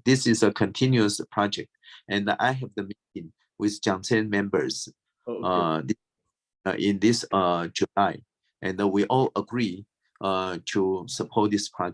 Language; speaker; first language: English; non-native, fluent; Chinese